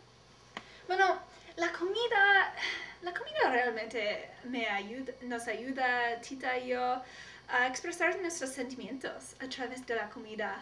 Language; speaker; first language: Spanish; non-native, learner; English